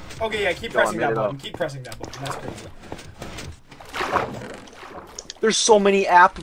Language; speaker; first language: English; native; English